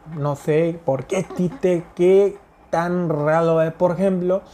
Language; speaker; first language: Spanish; non-native, fluent; Hindi